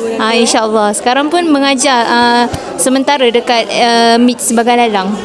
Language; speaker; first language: Malay; native; Malay